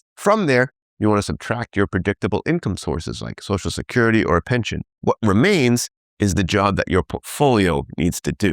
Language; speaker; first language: English; native; English